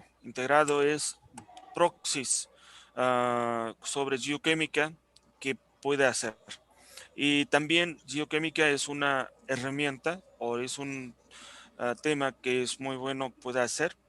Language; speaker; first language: Spanish; non-native, fluent; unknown